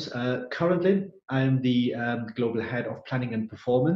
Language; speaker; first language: English; non-native, fluent; German